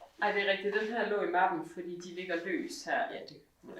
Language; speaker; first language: Danish; native; Danish